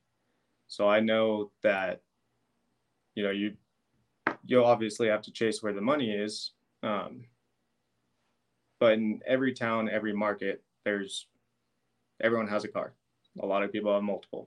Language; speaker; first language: English; native; English